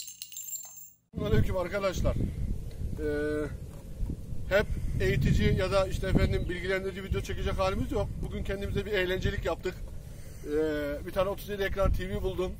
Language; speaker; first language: Turkish; native; Turkish